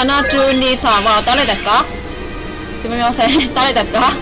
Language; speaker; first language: Japanese; non-native, learner; Cantonese